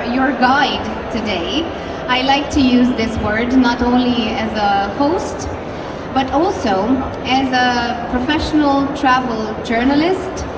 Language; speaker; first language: English; non-native, fluent; Romanian